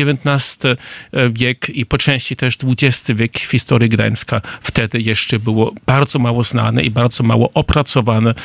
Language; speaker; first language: Polish; non-native, fluent; German